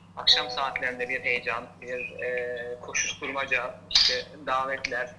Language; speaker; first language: Turkish; early bilingual, heritage; Turkish